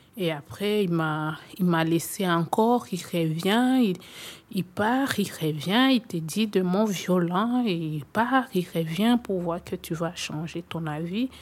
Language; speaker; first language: French; non-native, local second language; Swahili